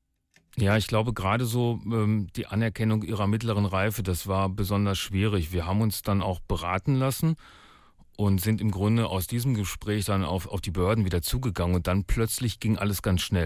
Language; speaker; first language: German; native; German